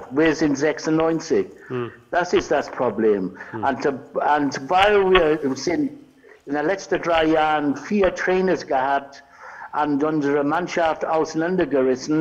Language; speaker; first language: German; non-native, fluent; English